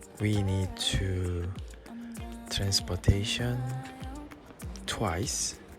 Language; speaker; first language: English; non-native, learner; Korean